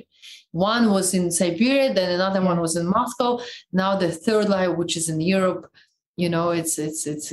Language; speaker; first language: English; non-native, fluent; Russian